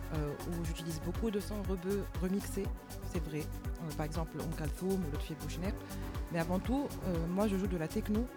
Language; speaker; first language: French; non-native, local second language; Arabic